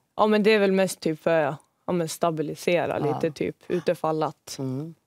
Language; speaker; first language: Swedish; native; Swedish